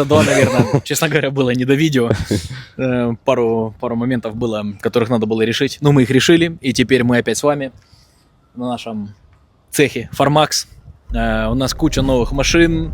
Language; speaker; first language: Russian; native; Russian